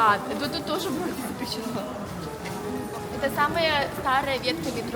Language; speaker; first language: Russian; native; Russian